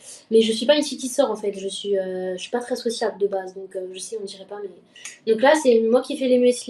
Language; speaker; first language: French; native; French